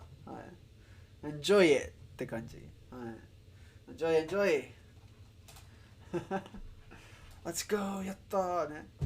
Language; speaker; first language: Japanese; non-native, learner; Spanish